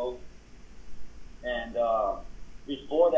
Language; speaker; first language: English; early bilingual, other home language; Spanish